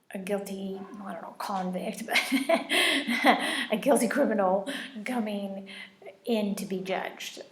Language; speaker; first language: English; native; English